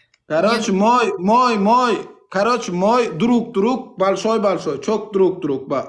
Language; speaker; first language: Russian; non-native, learner; Turkmen